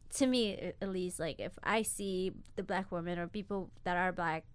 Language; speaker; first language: English; non-native, fluent; Amharic